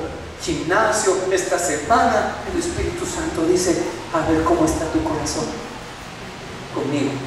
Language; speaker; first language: Spanish; native; Spanish